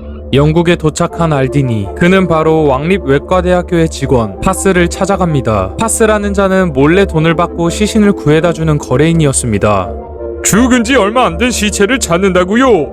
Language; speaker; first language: Korean; native; Korean